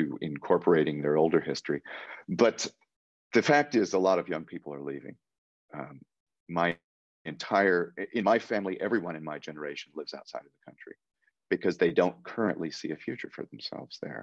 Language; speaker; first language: English; native; English